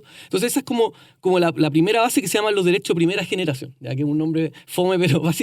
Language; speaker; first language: Spanish; native; Spanish